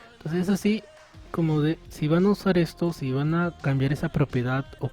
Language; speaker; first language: Spanish; native; Spanish